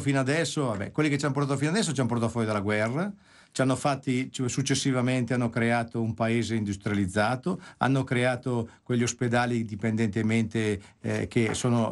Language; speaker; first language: Italian; native; Italian